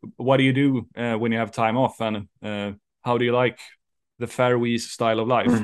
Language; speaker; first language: English; non-native, fluent; Swedish